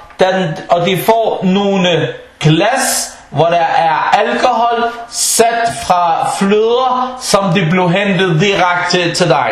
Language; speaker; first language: Danish; non-native, local second language; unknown